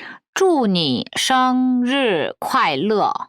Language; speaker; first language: Chinese; non-native, fluent; Korean